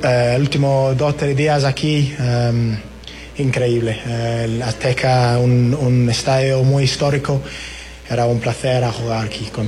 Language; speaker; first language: Spanish; non-native, fluent; English